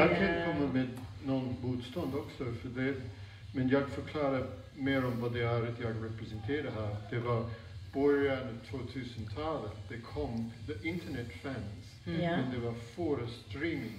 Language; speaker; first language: Swedish; non-native, fluent; English